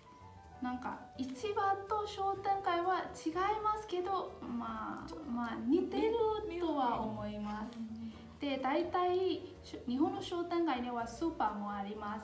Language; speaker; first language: Japanese; non-native, fluent; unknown